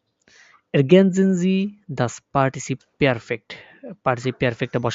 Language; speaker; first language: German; non-native, fluent; Bangla